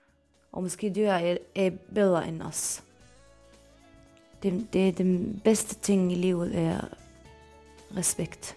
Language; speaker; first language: Danish; non-native, fluent; Arabic